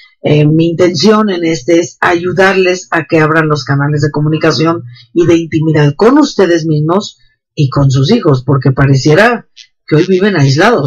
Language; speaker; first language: Spanish; native; Spanish